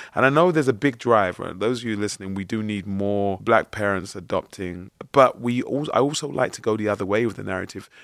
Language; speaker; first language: English; native; English